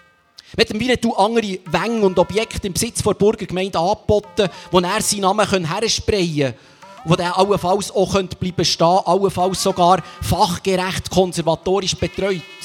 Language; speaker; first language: German; native; German